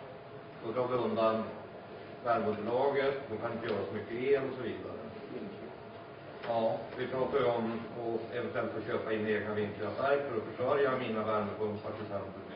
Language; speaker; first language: Swedish; native; Swedish